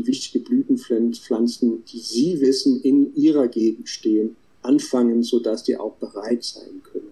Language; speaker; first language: German; non-native, fluent; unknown